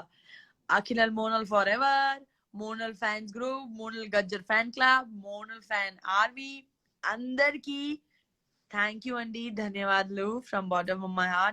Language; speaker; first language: Telugu; non-native, learner; Gujarati